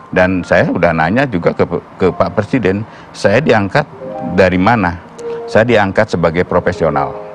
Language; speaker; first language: Indonesian; native; Indonesian